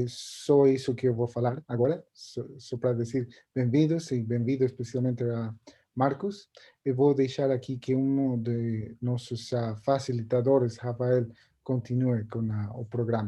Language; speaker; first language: Portuguese; non-native, learner; Spanish